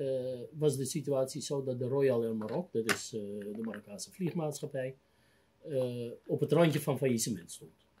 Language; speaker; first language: Dutch; native; Dutch